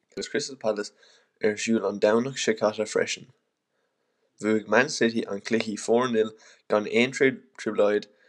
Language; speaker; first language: Irish; non-native, local second language; English